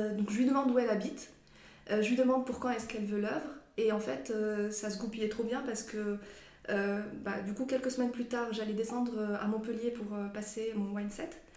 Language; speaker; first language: French; non-native, local second language; Arabic